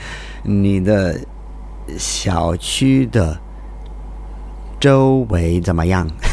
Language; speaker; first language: Chinese; non-native, learner; English